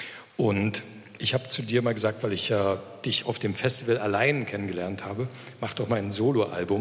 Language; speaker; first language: German; native; German